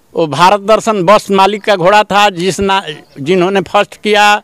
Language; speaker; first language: Hindi; native; Hindi